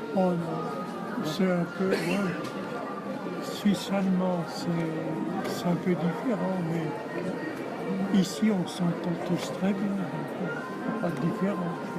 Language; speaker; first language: French; native; French